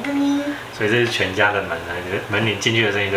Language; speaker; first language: Chinese; native; Chinese